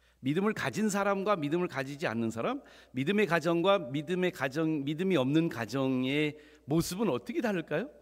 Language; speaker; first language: Korean; early bilingual, heritage; Korean